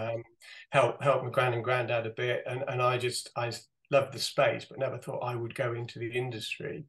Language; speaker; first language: English; native; English